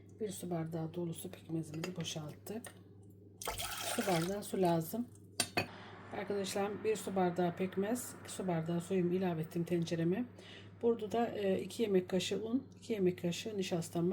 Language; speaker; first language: Turkish; native; Turkish